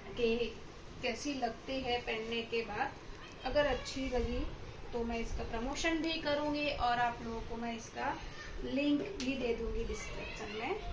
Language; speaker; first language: Hindi; non-native, local second language; Gujarati